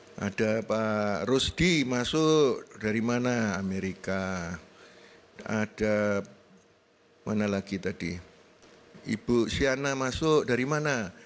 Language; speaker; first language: Indonesian; native; Indonesian